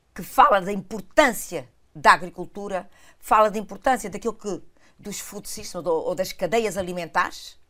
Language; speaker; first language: Portuguese; non-native, local second language; Kabuverdianu